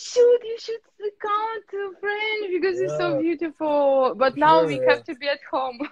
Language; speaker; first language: English; non-native, learner; Russian